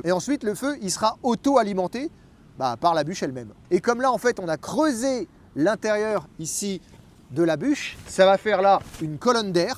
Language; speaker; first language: French; native; French